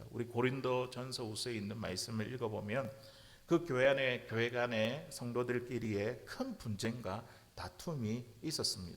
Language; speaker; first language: Korean; native; Korean